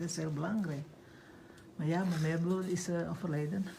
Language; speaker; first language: Dutch; non-native, learner; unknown